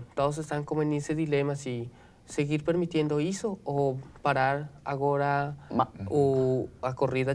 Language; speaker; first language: Portuguese; non-native, learner; Spanish